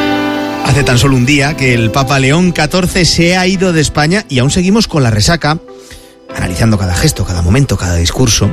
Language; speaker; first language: Spanish; native; Spanish